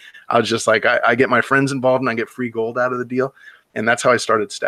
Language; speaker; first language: English; native; English